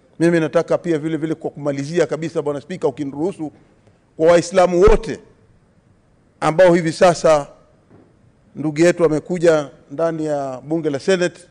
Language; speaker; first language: Swahili; native; Swahili